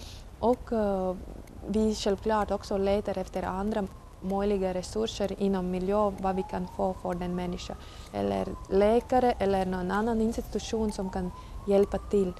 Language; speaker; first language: Swedish; non-native, fluent; Latvian